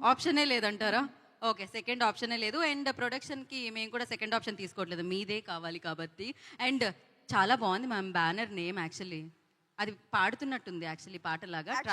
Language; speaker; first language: Telugu; native; Telugu